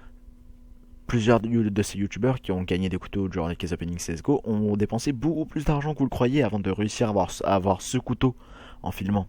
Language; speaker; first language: French; native; French